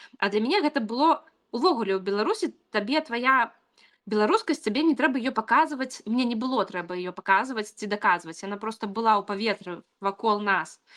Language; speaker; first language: Belarusian; non-native, local second language; Russian